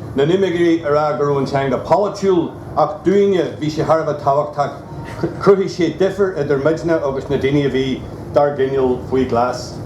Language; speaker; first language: Irish; non-native, local second language; English